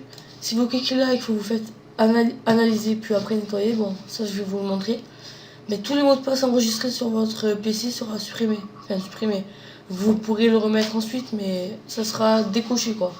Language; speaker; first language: French; native; French